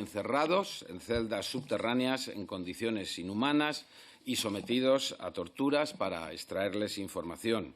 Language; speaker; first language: Spanish; native; Spanish